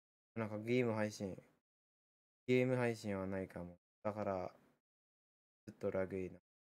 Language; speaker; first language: Japanese; early bilingual, heritage; Japanese